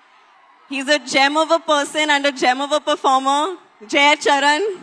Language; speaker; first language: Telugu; non-native, learner; Hindi